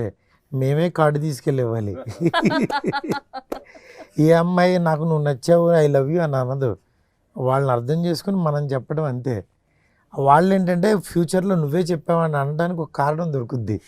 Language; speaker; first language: Telugu; native; Telugu